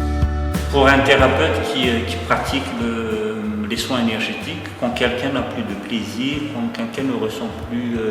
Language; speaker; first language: French; non-native, local second language; Malagasy